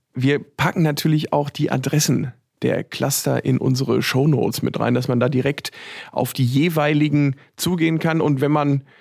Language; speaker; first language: German; native; German